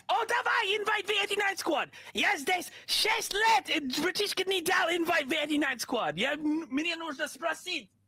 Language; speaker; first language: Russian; non-native, learner; English